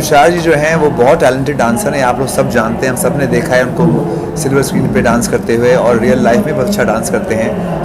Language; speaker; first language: Hindi; native; Hindi